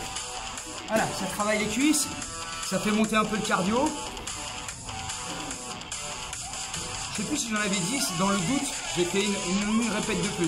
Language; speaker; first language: French; native; French